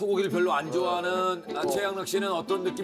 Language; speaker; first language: Korean; native; Korean